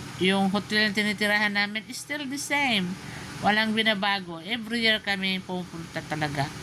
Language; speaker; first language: Filipino; non-native, local second language; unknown